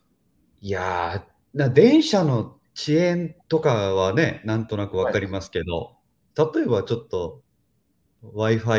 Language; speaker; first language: Japanese; native; Japanese